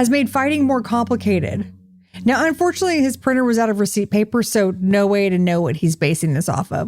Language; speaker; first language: English; native; English